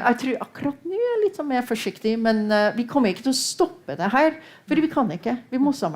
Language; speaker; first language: Norwegian; non-native, fluent; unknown